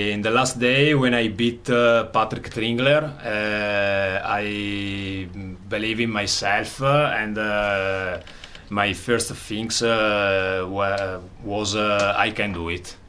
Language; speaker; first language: English; non-native, learner; Italian